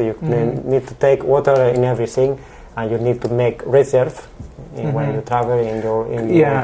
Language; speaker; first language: English; non-native, learner; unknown